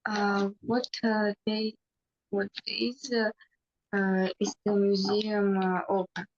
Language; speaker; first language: English; non-native, learner; Russian